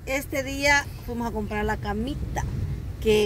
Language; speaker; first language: Spanish; native; Spanish